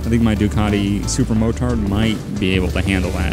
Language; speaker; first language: English; native; English